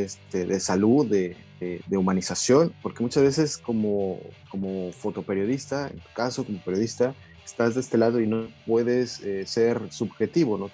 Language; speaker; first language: Spanish; native; Spanish